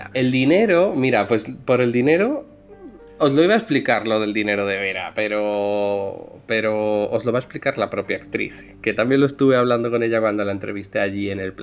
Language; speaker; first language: Spanish; native; Spanish